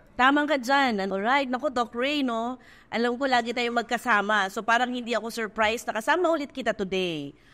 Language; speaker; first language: Filipino; native; Filipino